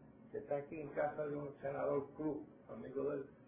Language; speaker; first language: Spanish; native; Spanish